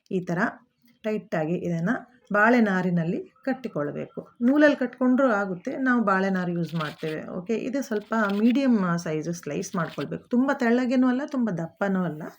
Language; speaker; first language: Kannada; non-native, local second language; Konkani